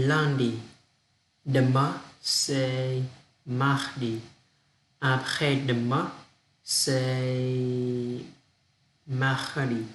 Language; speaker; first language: French; non-native, learner; Vietnamese